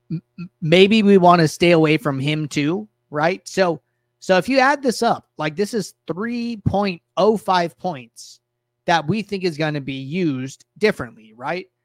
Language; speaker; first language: English; native; English